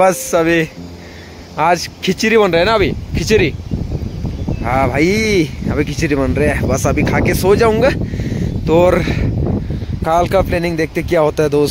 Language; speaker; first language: Hindi; non-native, local second language; Bangla